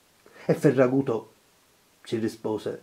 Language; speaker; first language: Italian; native; Italian